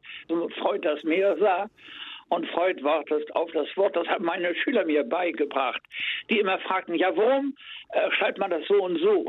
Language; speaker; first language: German; native; German